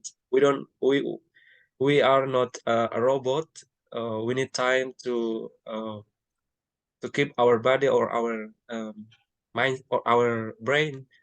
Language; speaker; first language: English; non-native, learner; Indonesian